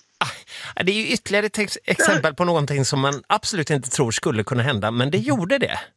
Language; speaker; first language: Swedish; native; Swedish